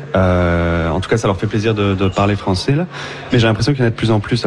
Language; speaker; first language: French; native; French